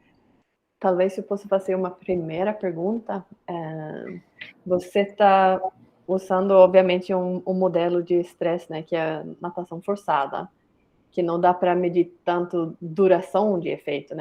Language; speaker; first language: Portuguese; non-native, fluent; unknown